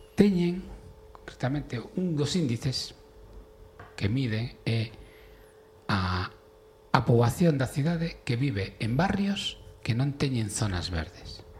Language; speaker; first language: Galician; non-native, local second language; Spanish